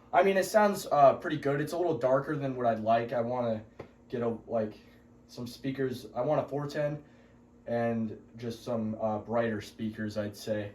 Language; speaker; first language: English; native; English